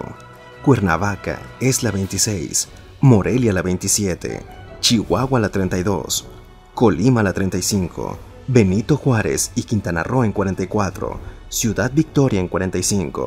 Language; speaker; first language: Spanish; native; Spanish